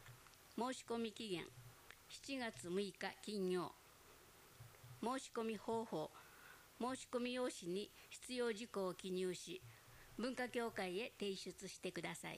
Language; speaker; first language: Japanese; native; Japanese